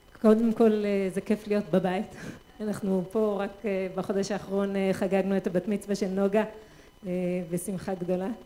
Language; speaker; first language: Hebrew; non-native, fluent; English